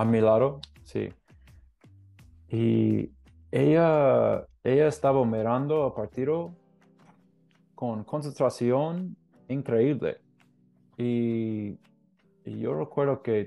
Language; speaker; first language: Spanish; non-native, learner; English